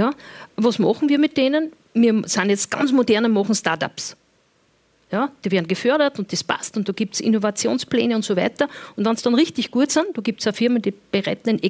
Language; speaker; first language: German; native; German